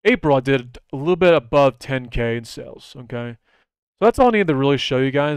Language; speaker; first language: English; native; English